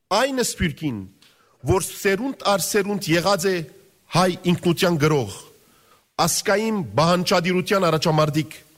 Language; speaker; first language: Armenian; early bilingual, heritage; Armenian